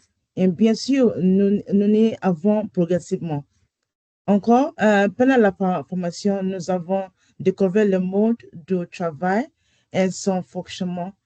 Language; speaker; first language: French; non-native, learner; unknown